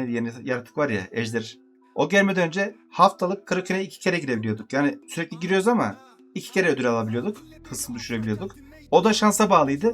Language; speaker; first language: Turkish; native; Turkish